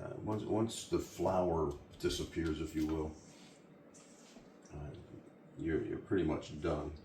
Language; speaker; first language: English; native; English